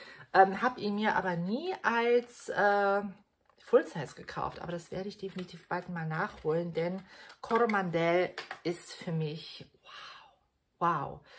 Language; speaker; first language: German; native; German